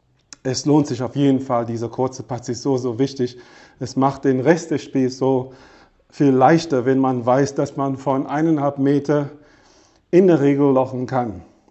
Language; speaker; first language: German; non-native, fluent; English